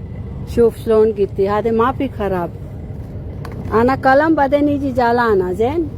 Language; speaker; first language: Arabic; non-native, learner; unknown